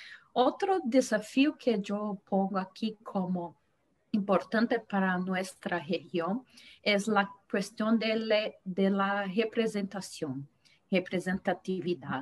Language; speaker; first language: Spanish; non-native, fluent; Portuguese